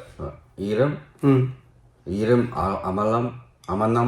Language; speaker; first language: Korean; non-native, learner; Chinese